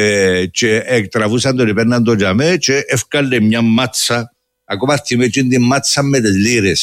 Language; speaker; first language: Greek; native; Greek